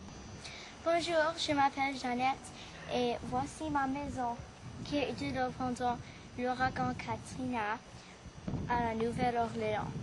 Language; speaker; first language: French; early bilingual, heritage; English